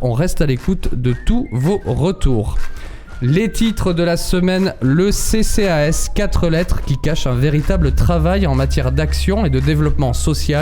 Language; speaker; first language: French; native; French